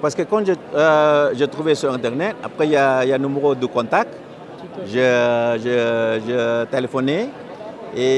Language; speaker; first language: French; non-native, learner; Malay